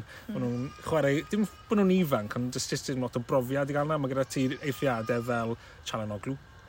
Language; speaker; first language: Welsh; native; Welsh